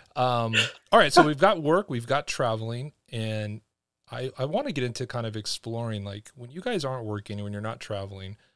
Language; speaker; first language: English; native; English